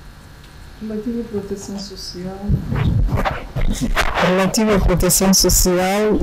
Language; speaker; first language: Portuguese; native; Portuguese